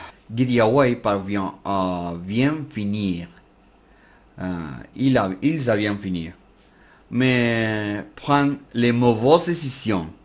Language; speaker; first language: French; non-native, learner; Spanish